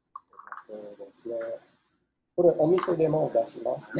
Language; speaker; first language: Japanese; non-native, fluent; English